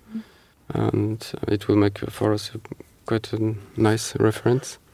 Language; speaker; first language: English; non-native, fluent; French